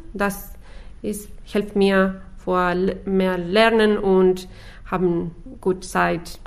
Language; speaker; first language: German; non-native, learner; Spanish